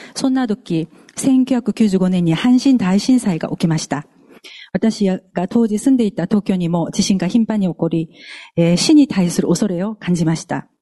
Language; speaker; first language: Japanese; non-native, fluent; Korean